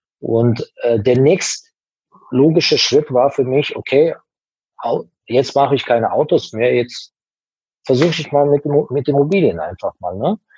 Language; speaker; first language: German; non-native, fluent; Azerbaijani